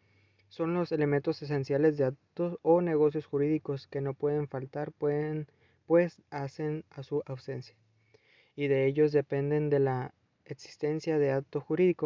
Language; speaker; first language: Spanish; native; Spanish